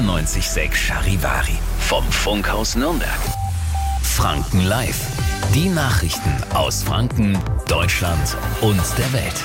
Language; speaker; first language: German; native; German